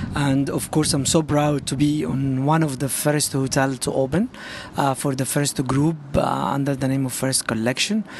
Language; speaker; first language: English; non-native, fluent; Arabic